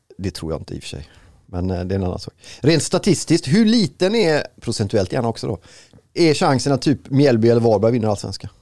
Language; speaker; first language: Swedish; native; Swedish